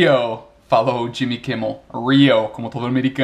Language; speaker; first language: Portuguese; non-native, fluent; English